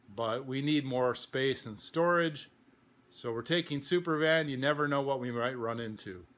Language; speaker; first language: English; native; English